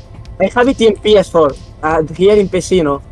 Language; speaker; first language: English; non-native, learner; Spanish